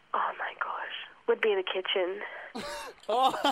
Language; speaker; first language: English; non-native, local second language; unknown